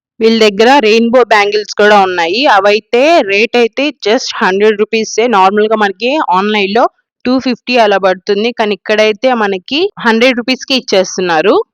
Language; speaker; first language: Telugu; non-native, local second language; Tamil